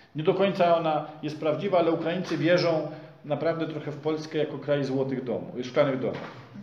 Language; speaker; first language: Polish; native; Polish